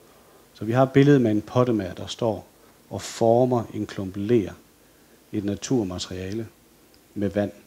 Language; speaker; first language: Danish; native; Danish